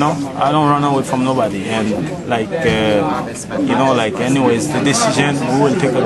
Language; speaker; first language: English; non-native, fluent; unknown